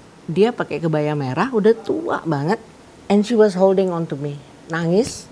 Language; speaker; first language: English; non-native, fluent; Indonesian